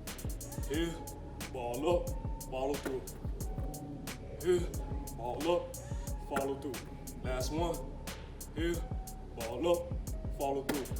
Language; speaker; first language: English; native; English